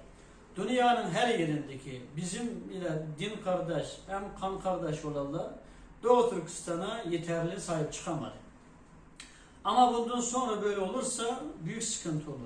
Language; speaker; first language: Turkish; non-native, fluent; Uyghur